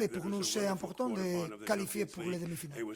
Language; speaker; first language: French; non-native, fluent; Spanish